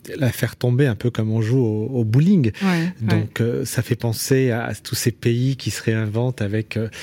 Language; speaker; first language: French; native; French